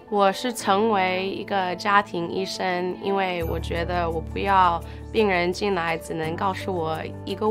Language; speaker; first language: Chinese; early bilingual, heritage; English